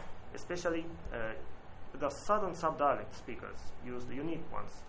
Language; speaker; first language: English; non-native, learner; Japanese